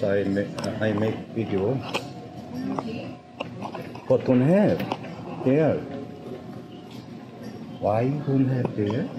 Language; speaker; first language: English; non-native, learner; Korean